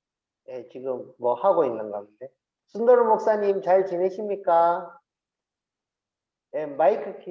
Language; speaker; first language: Korean; native; Korean